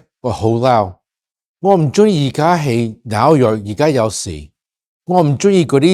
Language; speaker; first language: Cantonese; early bilingual, heritage; English